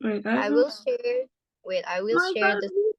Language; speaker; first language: English; non-native, fluent; Indonesian